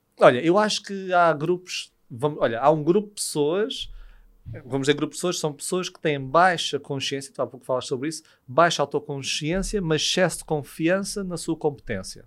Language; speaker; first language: Portuguese; native; Portuguese